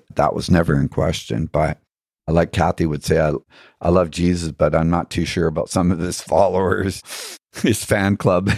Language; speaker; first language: English; native; English